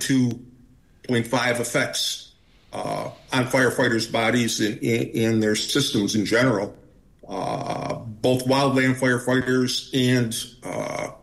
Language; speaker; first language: English; native; English